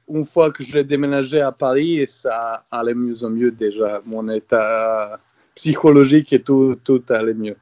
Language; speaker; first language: French; non-native, fluent; Serbian